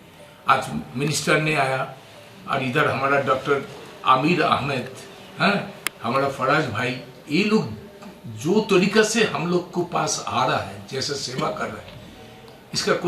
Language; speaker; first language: Hindi; non-native, local second language; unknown